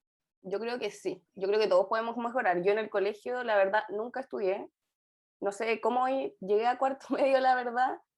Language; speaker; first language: Spanish; native; Spanish